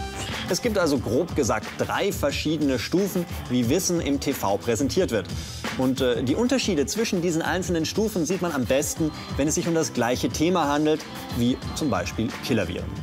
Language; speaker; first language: German; native; German